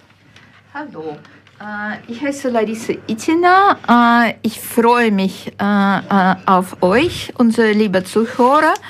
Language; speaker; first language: German; non-native, fluent; Ukrainian